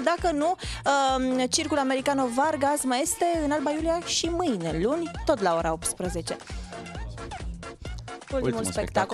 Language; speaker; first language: Romanian; native; Romanian